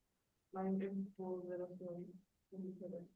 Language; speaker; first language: Spanish; non-native, learner; English